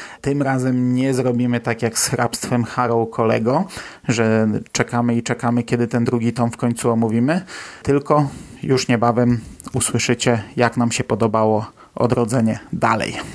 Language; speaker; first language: Polish; native; Polish